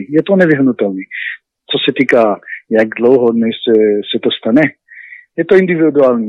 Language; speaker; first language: Czech; non-native, learner; Hebrew